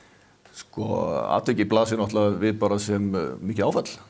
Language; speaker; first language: Icelandic; native; Icelandic